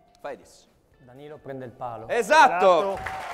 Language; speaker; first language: Italian; native; Italian